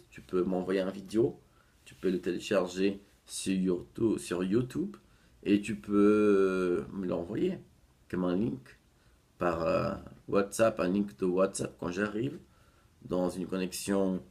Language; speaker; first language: French; non-native, fluent; Portuguese